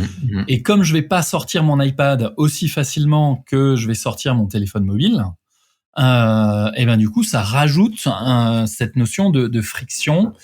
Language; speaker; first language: French; native; French